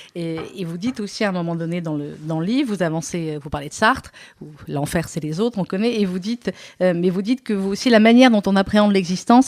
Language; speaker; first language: French; native; French